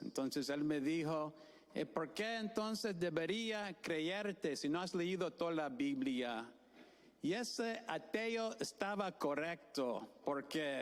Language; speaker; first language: Spanish; non-native, fluent; English